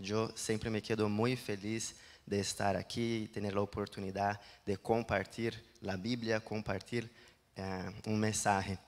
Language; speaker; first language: Spanish; non-native, learner; Portuguese